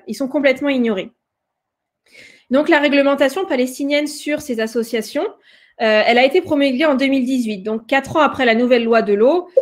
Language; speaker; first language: French; native; French